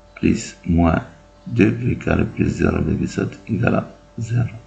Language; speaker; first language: French; non-native, local second language; Arabic